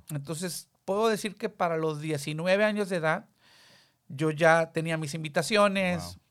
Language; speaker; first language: Spanish; early bilingual, heritage; Spanish